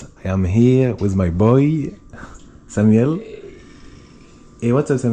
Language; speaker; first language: English; non-native, fluent; Spanish